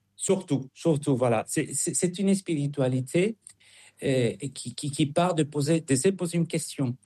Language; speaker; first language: French; non-native, fluent; Spanish